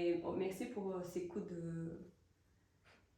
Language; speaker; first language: French; non-native, fluent; Portuguese